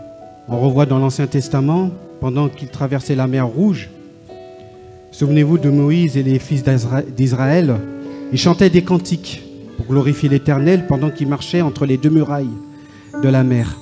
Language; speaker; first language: French; native; French